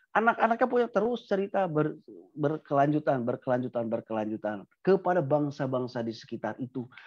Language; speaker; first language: Indonesian; native; Indonesian